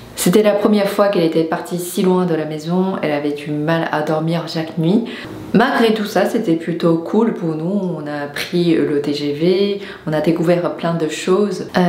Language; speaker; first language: French; non-native, fluent; Chinese